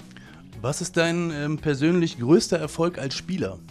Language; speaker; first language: German; native; German